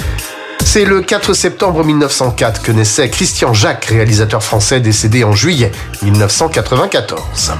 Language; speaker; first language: French; native; French